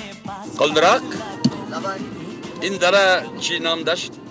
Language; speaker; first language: Persian; non-native, learner; Hindi